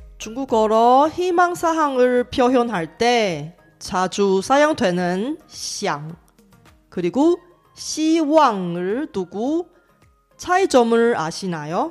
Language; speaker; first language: Korean; non-native, fluent; Chinese